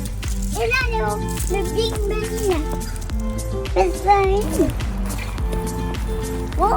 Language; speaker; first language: French; early bilingual, heritage; French